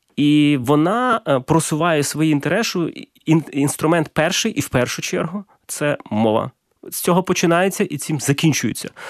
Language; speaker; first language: Ukrainian; non-native, local second language; Russian